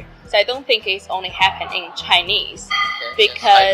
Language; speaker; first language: English; non-native, learner; Chinese